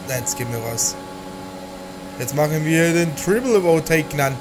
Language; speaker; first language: German; native; German